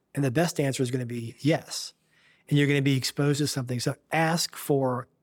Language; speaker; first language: English; native; English